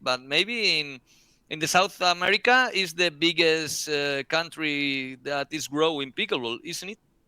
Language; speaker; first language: English; non-native, learner; Spanish